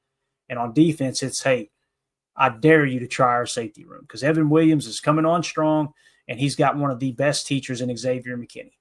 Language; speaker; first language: English; native; English